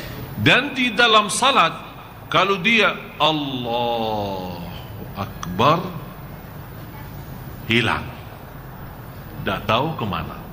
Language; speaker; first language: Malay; non-native, fluent; Arabic